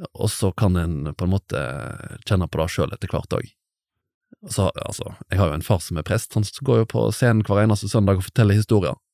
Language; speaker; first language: Norwegian; native; Norwegian